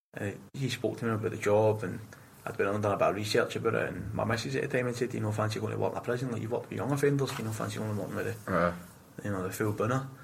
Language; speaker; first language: English; native; English